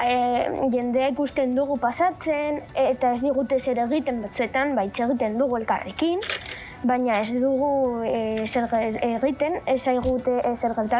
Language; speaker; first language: Basque; non-native, local second language; Spanish